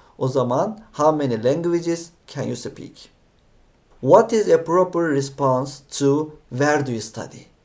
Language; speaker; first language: English; non-native, fluent; Turkish